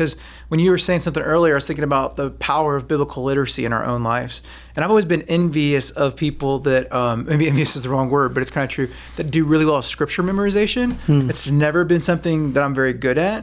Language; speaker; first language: English; native; English